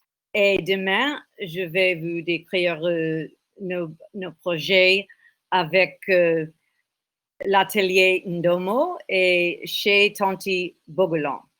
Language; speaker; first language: French; non-native, learner; English